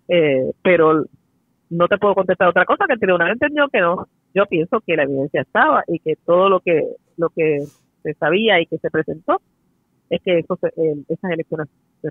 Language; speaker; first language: Spanish; native; Spanish